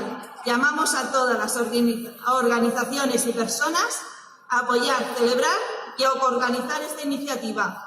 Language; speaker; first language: Spanish; native; Spanish